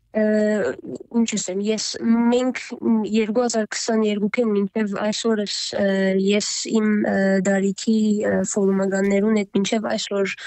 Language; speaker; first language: Armenian; early bilingual, heritage; Armenian